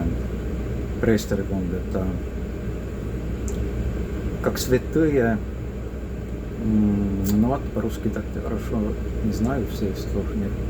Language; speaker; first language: Russian; non-native, local second language; Estonian